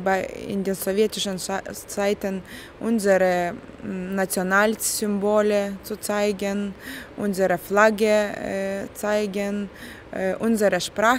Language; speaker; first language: German; non-native, fluent; Lithuanian